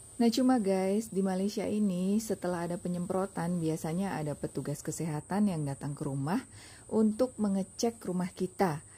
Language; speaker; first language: Indonesian; native; Indonesian